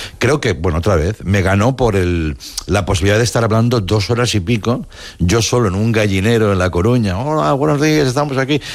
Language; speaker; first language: Spanish; native; Spanish